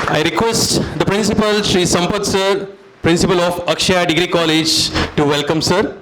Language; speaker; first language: English; non-native, local second language; Kannada